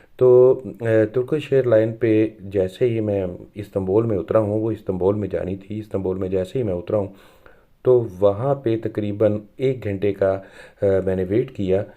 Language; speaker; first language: Urdu; non-native, local second language; Punjabi